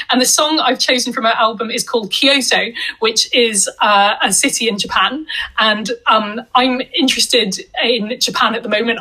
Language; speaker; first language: English; native; English